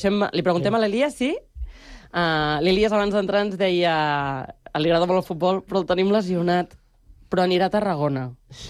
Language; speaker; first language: Catalan; native; Catalan